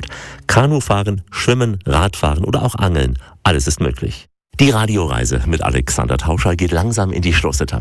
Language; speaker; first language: German; native; German